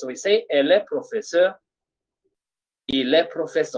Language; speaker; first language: French; non-native, fluent; Swahili